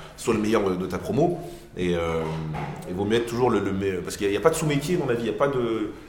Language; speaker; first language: French; native; French